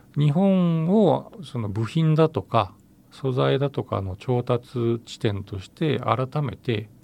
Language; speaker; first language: Japanese; native; Japanese